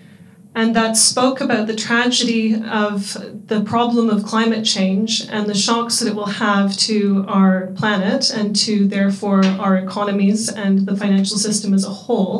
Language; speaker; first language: English; native; English